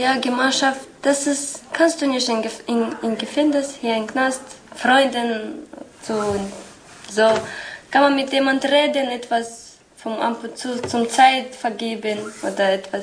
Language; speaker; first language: German; non-native, learner; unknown